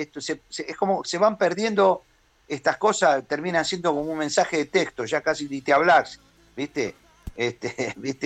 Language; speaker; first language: Spanish; native; Spanish